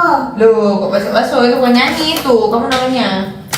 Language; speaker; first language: Indonesian; native; Indonesian